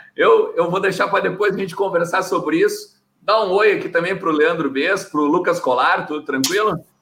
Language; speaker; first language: Portuguese; native; Portuguese